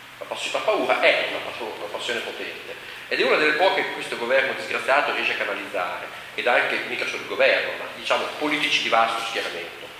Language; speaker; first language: Italian; native; Italian